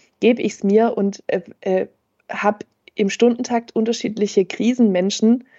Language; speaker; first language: German; native; German